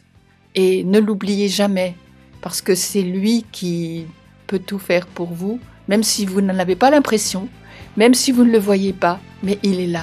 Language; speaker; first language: French; native; French